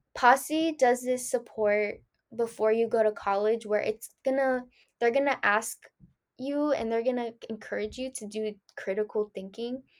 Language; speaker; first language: English; early bilingual, other home language; Spanish